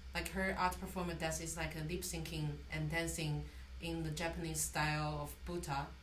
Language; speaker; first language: English; non-native, fluent; Chinese